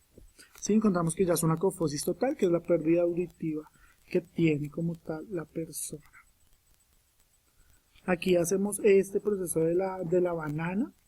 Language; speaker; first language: Spanish; native; Spanish